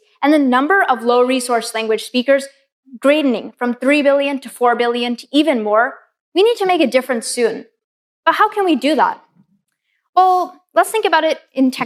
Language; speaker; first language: English; native; English